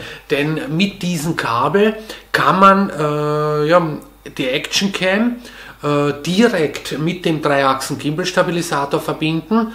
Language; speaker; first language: German; native; German